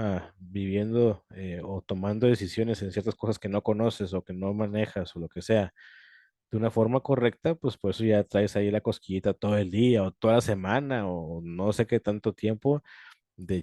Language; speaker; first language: Spanish; native; Spanish